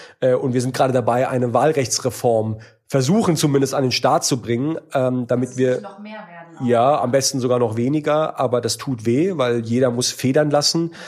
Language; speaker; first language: German; native; German